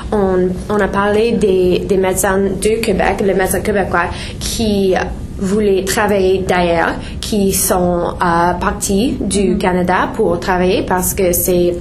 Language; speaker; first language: French; non-native, learner; English